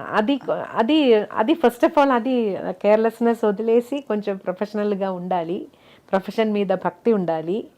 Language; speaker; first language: Telugu; non-native, fluent; Malayalam